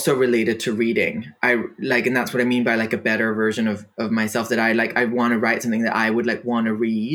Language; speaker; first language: English; non-native, fluent; Danish